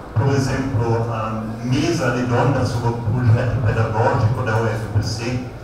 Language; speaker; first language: Portuguese; native; Portuguese